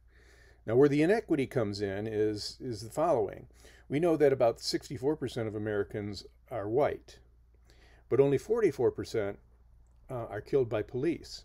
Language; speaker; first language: English; native; English